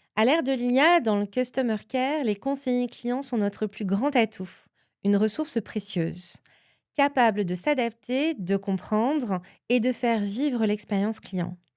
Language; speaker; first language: French; native; French